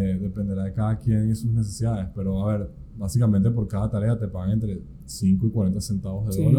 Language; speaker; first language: Spanish; native; Spanish